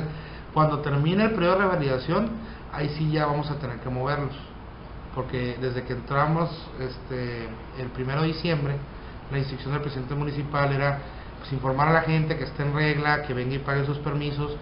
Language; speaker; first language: Spanish; native; Spanish